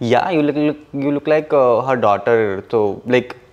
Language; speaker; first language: English; non-native, local second language; Haryanvi